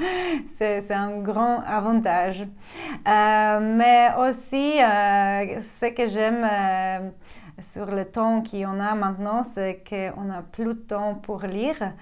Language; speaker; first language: French; non-native, fluent; Polish